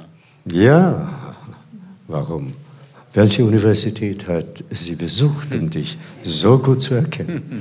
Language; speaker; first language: German; non-native, fluent; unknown